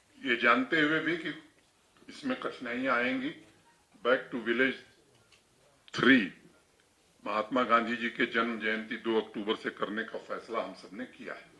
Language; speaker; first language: Hindi; native; Hindi